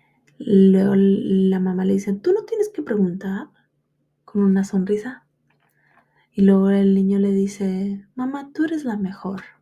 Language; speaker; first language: Spanish; early bilingual, heritage; Spanish